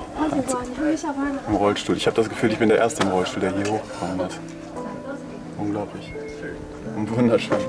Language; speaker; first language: German; native; German